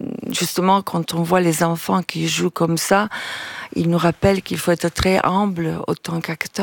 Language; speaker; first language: French; non-native, fluent; Italian